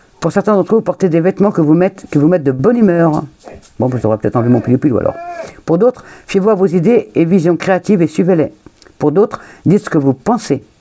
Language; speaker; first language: French; early bilingual, other home language; Portuguese